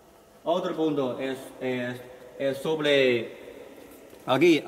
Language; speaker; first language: Spanish; non-native, learner; Chinese